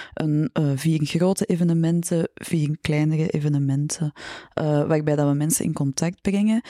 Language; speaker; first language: Dutch; native; Dutch